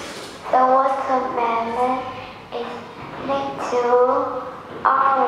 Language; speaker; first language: English; non-native, learner; Vietnamese